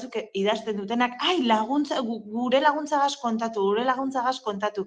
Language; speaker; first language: Basque; native; Basque